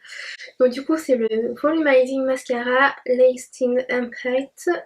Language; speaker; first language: French; native; French